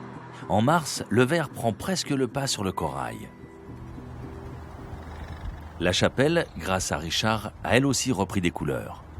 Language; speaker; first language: French; native; French